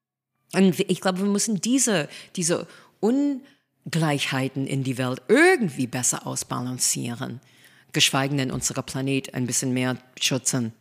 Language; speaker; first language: German; non-native, fluent; English